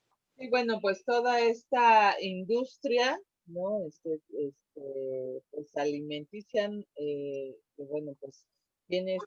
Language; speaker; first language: Spanish; native; Spanish